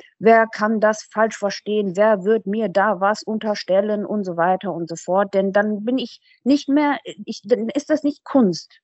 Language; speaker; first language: German; early bilingual, other home language; Persian